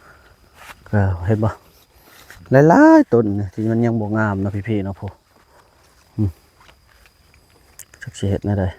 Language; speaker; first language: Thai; non-native, local second language; Lao